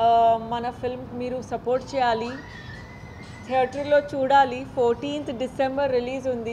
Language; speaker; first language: Telugu; non-native, fluent; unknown